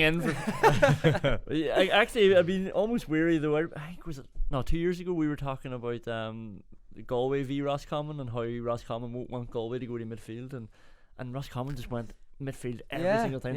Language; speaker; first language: English; native; English